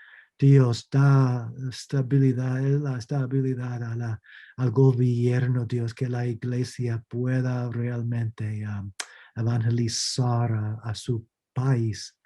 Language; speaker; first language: Spanish; non-native, fluent; English